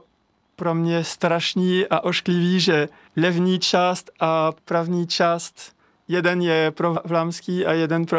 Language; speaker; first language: Czech; non-native, fluent; French